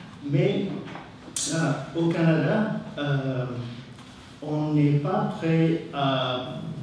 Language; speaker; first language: French; non-native, fluent; English